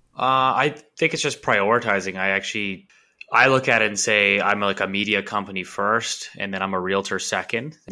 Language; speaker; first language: English; native; English